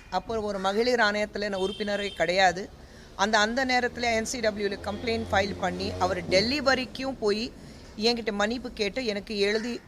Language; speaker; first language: Tamil; non-native, fluent; Hindi